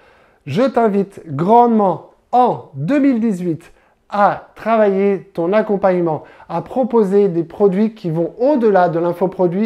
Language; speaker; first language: French; native; French